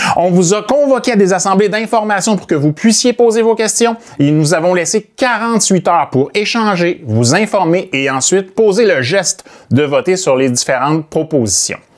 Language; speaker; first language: French; native; French